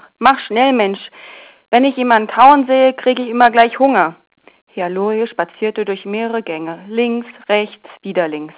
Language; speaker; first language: German; native; German